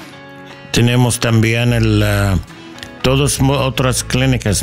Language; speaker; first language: Spanish; non-native, learner; English